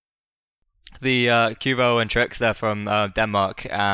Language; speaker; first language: English; native; English